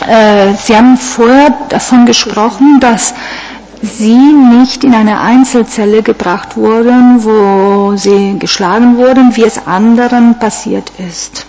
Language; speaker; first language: German; non-native, fluent; Italian